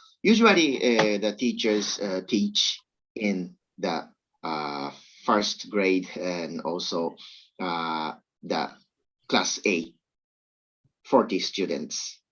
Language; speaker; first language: English; non-native, learner; Japanese